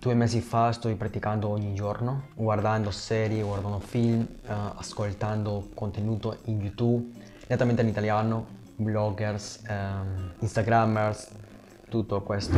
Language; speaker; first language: Italian; non-native, learner; Spanish